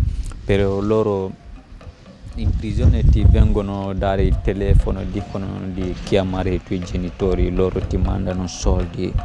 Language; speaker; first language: Italian; non-native, fluent; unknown